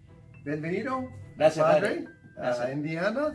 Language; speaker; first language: Spanish; non-native, fluent; English